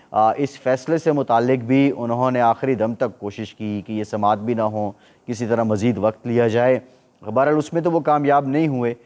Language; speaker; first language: Urdu; native; Urdu